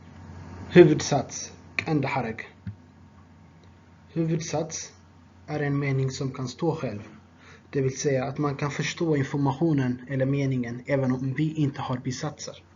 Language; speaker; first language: Swedish; non-native, fluent; Tigrinya